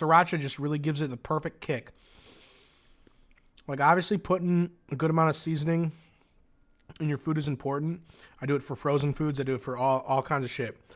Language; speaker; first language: English; native; English